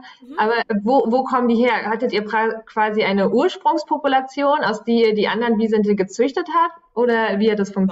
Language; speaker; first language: German; native; German